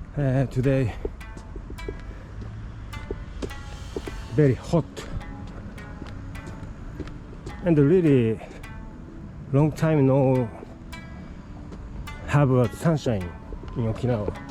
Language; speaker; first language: English; non-native, learner; Japanese